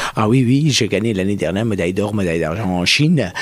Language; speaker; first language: French; non-native, fluent; Persian